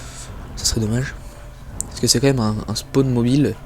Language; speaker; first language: French; native; French